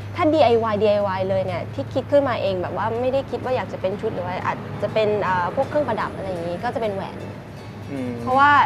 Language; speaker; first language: Thai; early bilingual, other home language; English